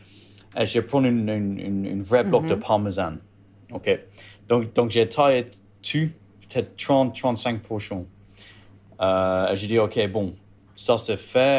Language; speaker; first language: French; non-native, learner; English